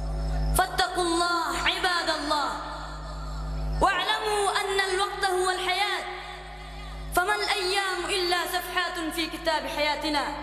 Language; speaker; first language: Arabic; non-native, learner; Pashto